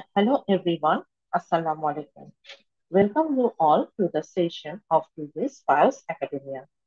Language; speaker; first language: English; non-native, local second language; Bangla